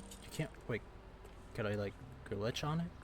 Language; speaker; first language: English; native; English